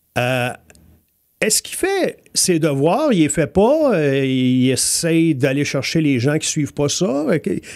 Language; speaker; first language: French; native; French